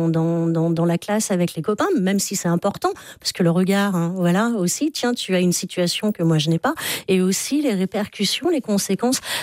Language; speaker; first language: French; native; French